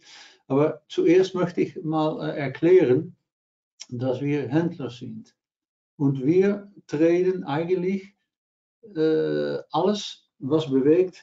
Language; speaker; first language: German; non-native, learner; Dutch